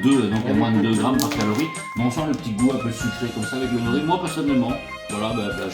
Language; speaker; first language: French; native; French